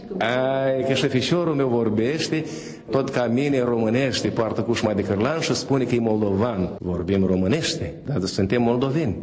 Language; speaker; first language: Romanian; native; Romanian